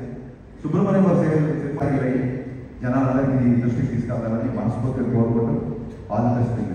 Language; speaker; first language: Telugu; native; Telugu